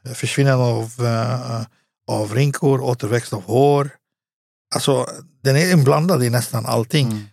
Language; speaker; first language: Swedish; early bilingual, other home language; Arabic